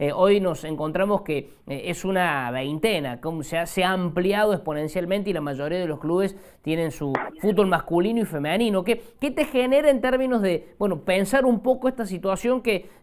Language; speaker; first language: Spanish; native; Spanish